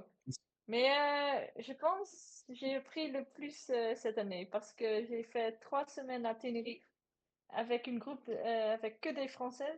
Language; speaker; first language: French; non-native, learner; Dutch